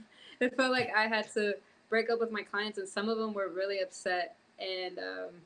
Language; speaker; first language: English; native; English